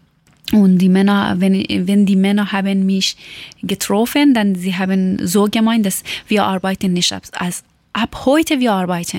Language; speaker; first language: German; non-native, learner; Persian